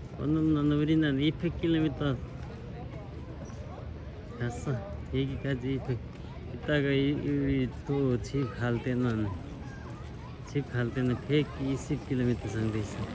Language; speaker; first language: Korean; non-native, learner; Nepali